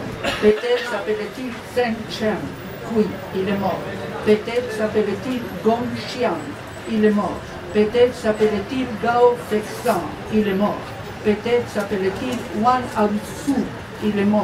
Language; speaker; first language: French; non-native, fluent; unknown